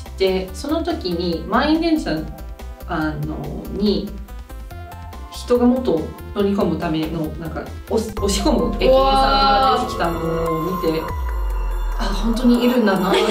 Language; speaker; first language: Japanese; non-native, fluent; Italian